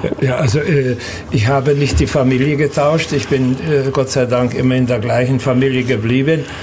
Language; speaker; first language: German; native; German